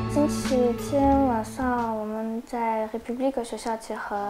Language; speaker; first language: Chinese; non-native, learner; French